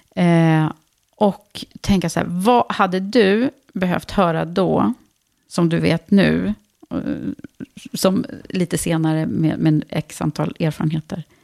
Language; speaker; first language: Swedish; native; Swedish